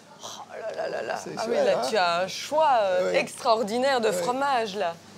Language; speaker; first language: French; native; French